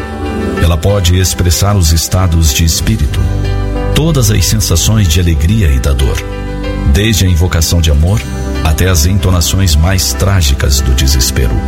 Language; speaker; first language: Portuguese; native; Portuguese